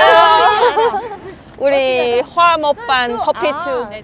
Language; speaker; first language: Korean; non-native, learner; Chinese